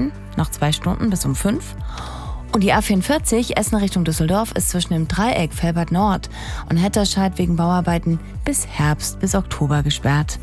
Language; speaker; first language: German; native; German